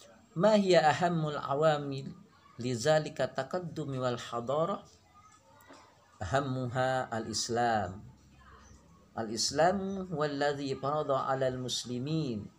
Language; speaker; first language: Arabic; non-native, fluent; Indonesian